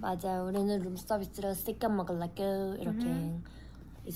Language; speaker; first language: Korean; native; Korean